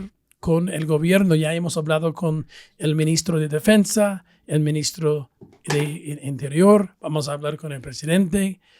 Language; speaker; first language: Spanish; non-native, fluent; English